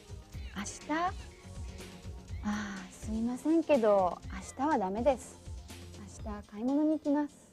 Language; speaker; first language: Japanese; non-native, learner; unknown